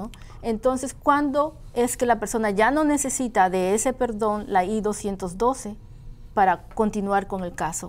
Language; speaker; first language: Spanish; native; Spanish